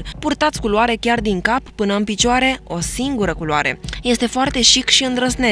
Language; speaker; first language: Romanian; native; Romanian